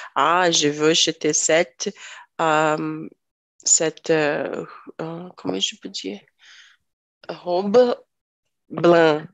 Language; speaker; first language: French; non-native, learner; Portuguese